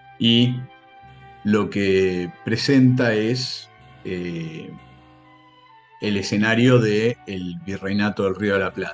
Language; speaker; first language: Spanish; native; Spanish